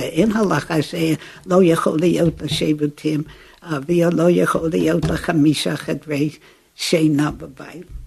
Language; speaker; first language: Hebrew; non-native, fluent; English